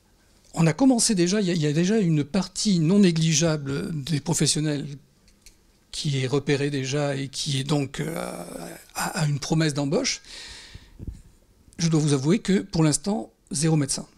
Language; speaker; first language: French; native; French